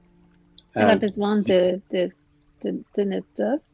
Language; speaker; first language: French; non-native, learner; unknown